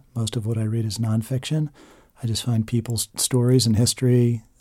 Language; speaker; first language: English; native; English